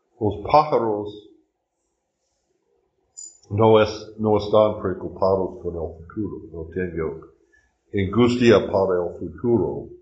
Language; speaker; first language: Spanish; non-native, learner; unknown